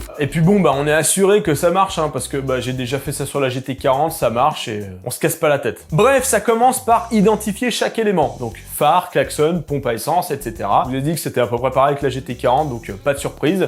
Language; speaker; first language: French; native; French